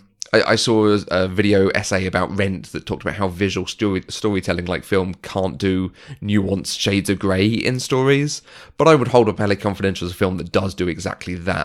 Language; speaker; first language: English; native; English